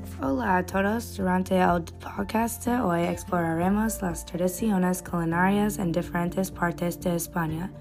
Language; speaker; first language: Spanish; non-native, learner; English